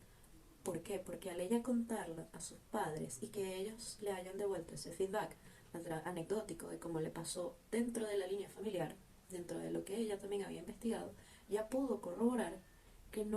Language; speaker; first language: Spanish; native; Spanish